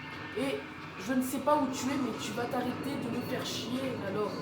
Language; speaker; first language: French; native; French